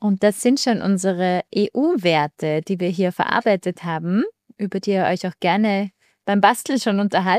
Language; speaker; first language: German; native; German